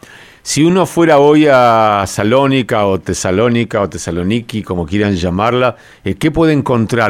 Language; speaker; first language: Spanish; native; Spanish